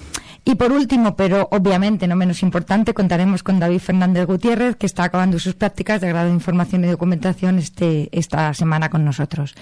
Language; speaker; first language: Spanish; native; Spanish